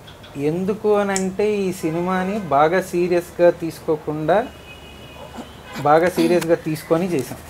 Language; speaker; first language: Telugu; native; Telugu